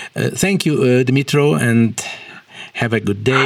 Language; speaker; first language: English; non-native, learner; Hungarian